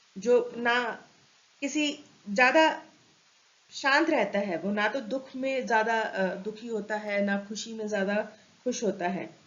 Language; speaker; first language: Hindi; native; Hindi